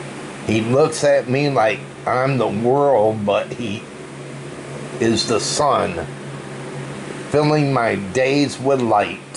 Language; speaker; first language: English; native; English